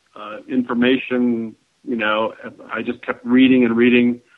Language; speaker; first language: English; native; English